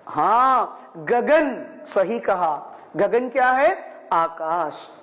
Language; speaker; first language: Hindi; non-native, local second language; Malayalam